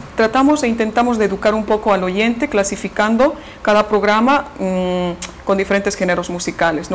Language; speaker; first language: Spanish; native; Spanish